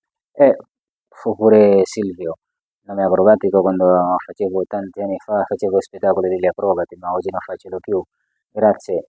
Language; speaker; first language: Italian; non-native, fluent; Swahili